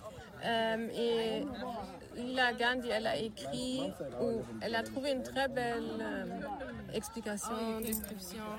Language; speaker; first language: French; early bilingual, heritage; French